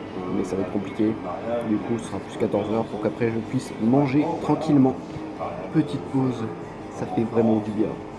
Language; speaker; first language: French; native; French